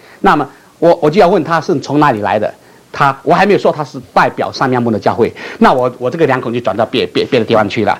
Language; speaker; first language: Chinese; non-native, local second language; Min Nan Chinese